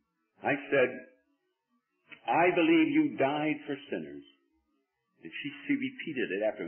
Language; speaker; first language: English; native; English